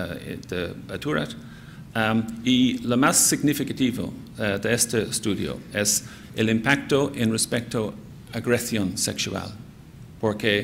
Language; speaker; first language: Spanish; non-native, fluent; English